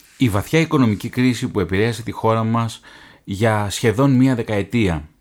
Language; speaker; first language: Greek; native; Greek